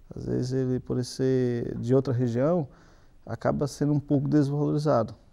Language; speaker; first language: Portuguese; native; Portuguese